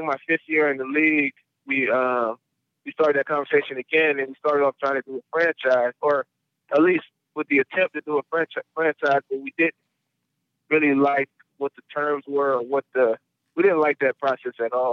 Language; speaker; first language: English; native; English